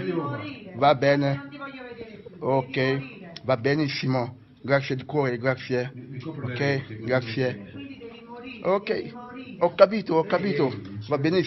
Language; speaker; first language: Italian; non-native, learner; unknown